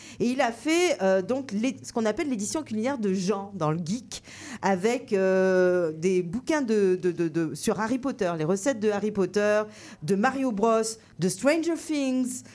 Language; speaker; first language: French; native; French